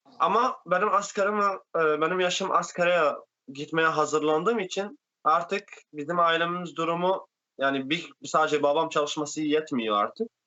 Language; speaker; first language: Turkish; non-native, fluent; Arabic